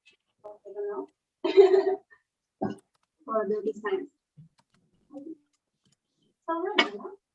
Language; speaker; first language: English; non-native, learner; Spanish